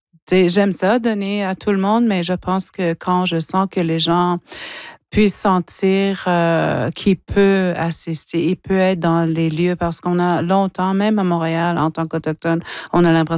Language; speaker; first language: French; non-native, local second language; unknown